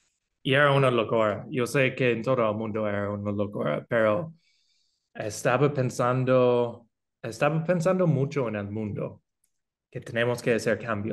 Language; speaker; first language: Spanish; non-native, fluent; English